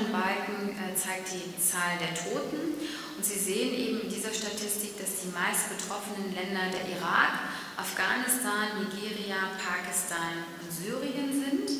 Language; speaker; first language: German; early bilingual, other home language; Turkish